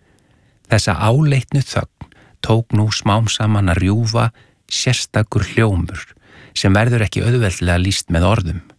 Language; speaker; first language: Icelandic; native; Icelandic